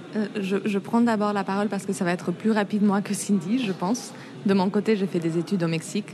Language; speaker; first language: French; non-native, fluent; Spanish